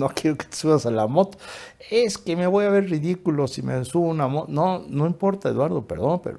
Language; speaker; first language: Spanish; native; Spanish